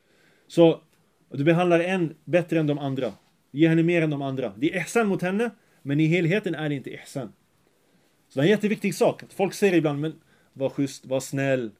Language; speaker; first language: Swedish; early bilingual, other home language; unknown